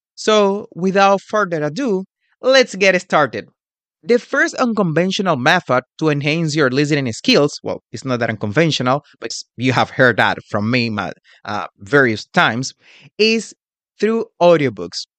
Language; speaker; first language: English; non-native, fluent; Spanish